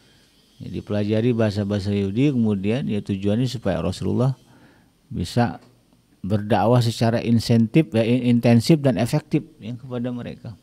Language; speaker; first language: Indonesian; native; Indonesian